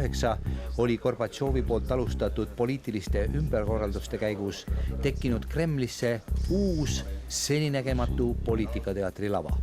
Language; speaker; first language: Estonian; native; Estonian